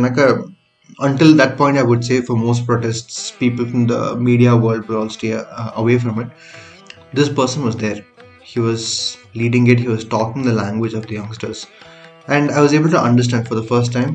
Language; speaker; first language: English; non-native, local second language; Tamil